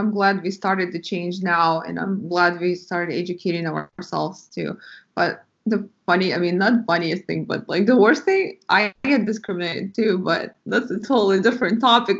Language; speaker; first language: English; non-native, fluent; Russian